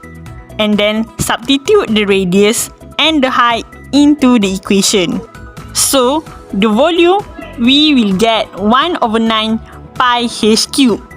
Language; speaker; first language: English; non-native, local second language; Malay